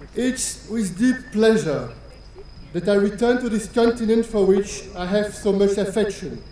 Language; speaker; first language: English; non-native, fluent; French